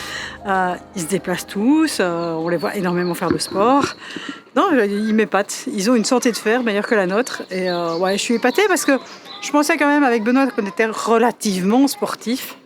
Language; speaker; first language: French; native; French